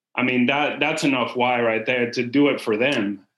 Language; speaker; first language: English; non-native, fluent; Spanish